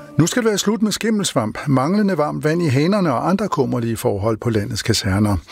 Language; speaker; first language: Danish; native; Danish